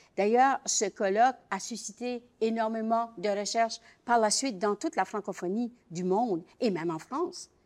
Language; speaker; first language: French; native; French